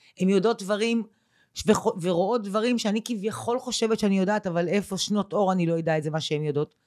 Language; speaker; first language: Hebrew; native; Hebrew